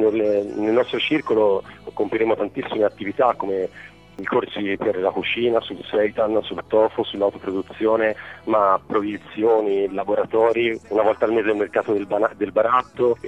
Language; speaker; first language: Italian; native; Italian